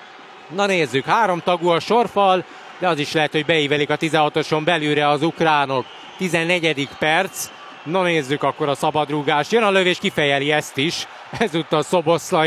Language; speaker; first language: Hungarian; native; Hungarian